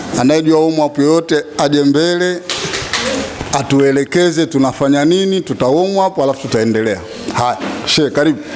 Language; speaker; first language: Swahili; native; Swahili